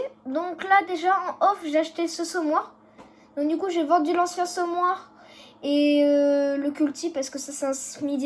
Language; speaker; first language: French; native; French